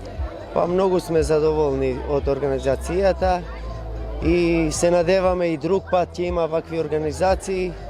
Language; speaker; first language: Macedonian; non-native, local second language; Albanian